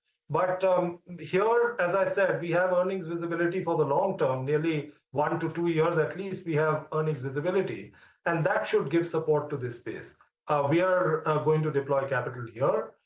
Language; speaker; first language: English; non-native, local second language; Hindi